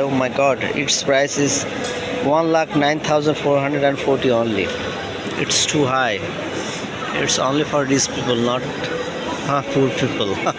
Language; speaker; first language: English; non-native, local second language; Bangla